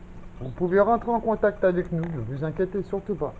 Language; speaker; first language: French; native; French